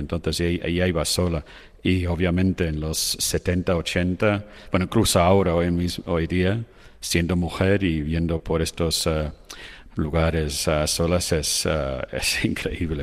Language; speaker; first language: Spanish; non-native, fluent; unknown